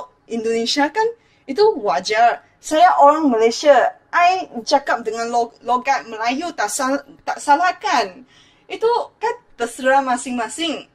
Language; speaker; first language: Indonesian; non-native, fluent; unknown